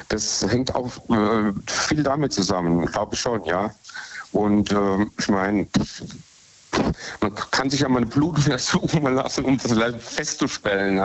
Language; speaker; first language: German; native; German